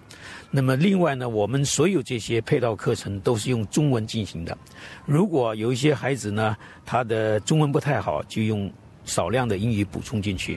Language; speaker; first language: Chinese; native; Chinese